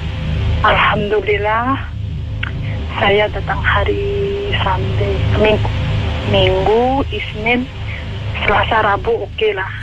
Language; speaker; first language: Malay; non-native, learner; Indonesian